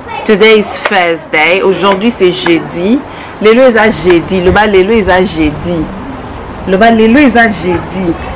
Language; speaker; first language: French; non-native, local second language; Lingala